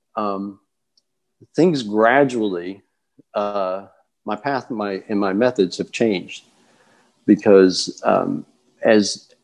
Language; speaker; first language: English; native; English